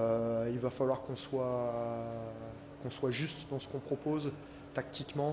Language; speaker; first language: French; native; French